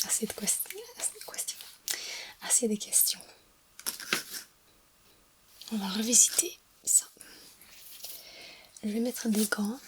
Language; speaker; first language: French; non-native, fluent; English